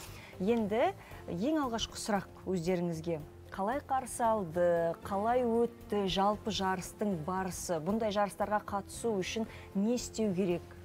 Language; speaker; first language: Kazakh; native; Kazakh